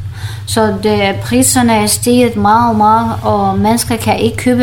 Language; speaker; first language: Danish; non-native, learner; Kurdish